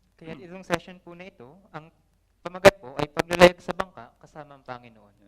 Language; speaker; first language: Filipino; native; Filipino